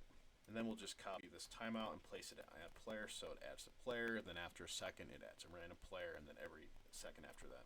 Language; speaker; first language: English; native; English